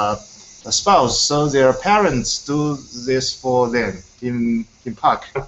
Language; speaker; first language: English; non-native, fluent; Chinese